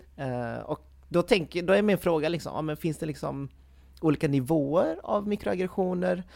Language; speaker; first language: Swedish; early bilingual, other home language; Vietnamese